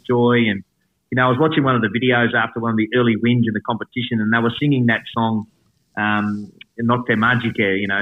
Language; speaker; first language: English; native; English